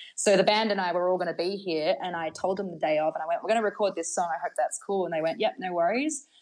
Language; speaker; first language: English; native; English